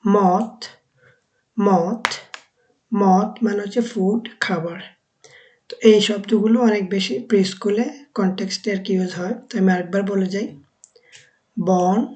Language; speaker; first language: Bangla; native; Bangla